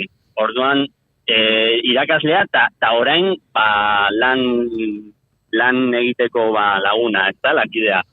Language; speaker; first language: Basque; non-native, local second language; Spanish